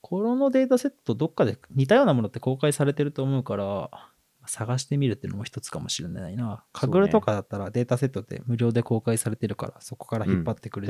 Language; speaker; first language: Japanese; native; Japanese